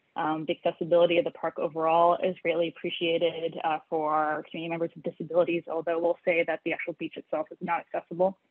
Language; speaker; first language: English; native; English